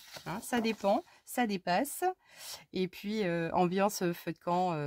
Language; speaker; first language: French; native; French